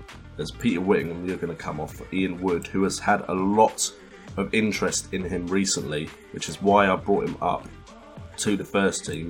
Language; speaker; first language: English; native; English